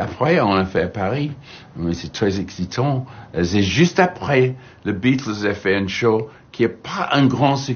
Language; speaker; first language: French; non-native, learner; English